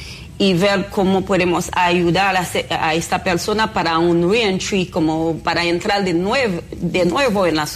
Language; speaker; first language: Spanish; non-native, fluent; Haitian Creole